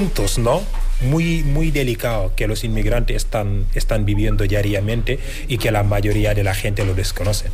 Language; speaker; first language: Spanish; non-native, fluent; Wolof